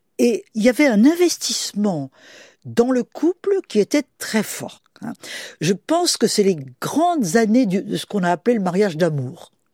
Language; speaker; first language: French; native; French